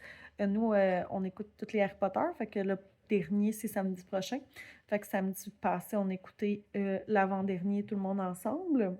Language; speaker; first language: French; native; French